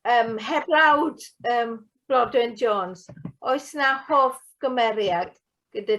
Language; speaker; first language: Welsh; non-native, fluent; English